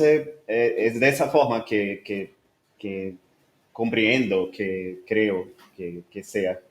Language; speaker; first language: Spanish; non-native, learner; Portuguese